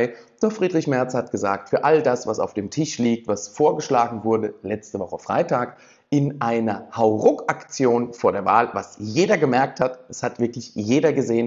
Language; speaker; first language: German; native; German